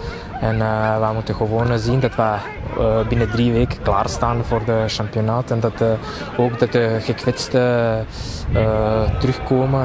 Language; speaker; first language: Dutch; non-native, local second language; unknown